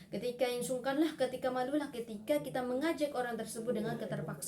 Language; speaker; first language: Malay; non-native, local second language; Madurese